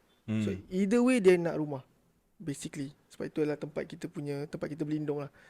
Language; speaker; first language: Malay; native; Malay